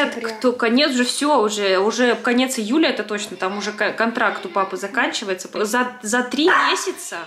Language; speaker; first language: Russian; native; Russian